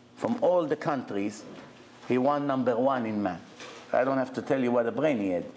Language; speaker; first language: English; non-native, fluent; Hebrew